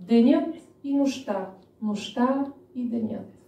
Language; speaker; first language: Bulgarian; native; Bulgarian